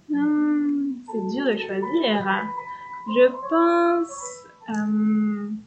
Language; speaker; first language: French; native; French